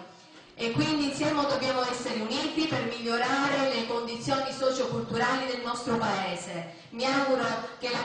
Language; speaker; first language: Italian; native; Italian